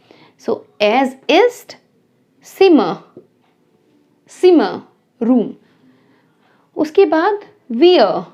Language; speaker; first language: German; non-native, fluent; Hindi